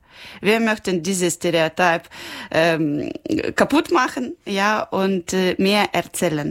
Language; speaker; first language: German; non-native, learner; Ukrainian